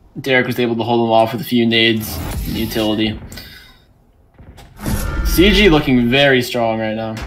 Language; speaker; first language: English; native; English